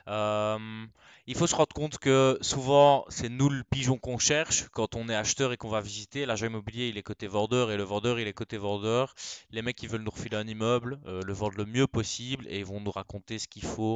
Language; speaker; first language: French; native; French